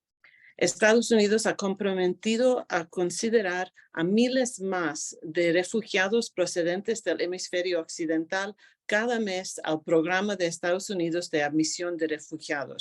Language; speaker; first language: Spanish; non-native, fluent; English